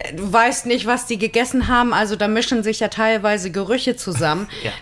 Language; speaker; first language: German; native; German